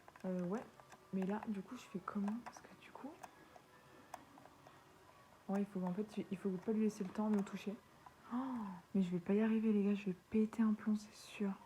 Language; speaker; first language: French; native; French